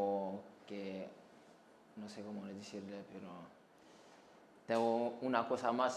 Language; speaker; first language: Spanish; non-native, fluent; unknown